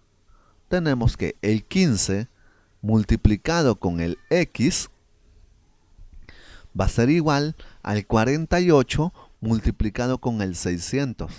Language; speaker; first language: Spanish; native; Spanish